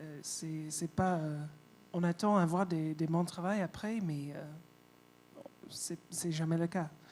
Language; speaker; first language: French; non-native, fluent; English